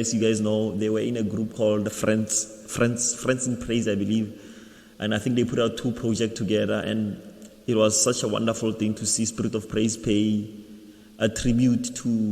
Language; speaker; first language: English; non-native, local second language; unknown